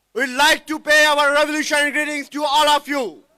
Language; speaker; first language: English; non-native, local second language; Bangla